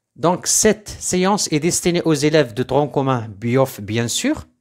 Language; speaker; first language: French; non-native, local second language; Arabic